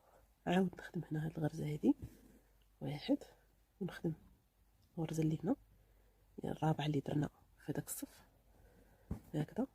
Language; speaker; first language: Arabic; native; Arabic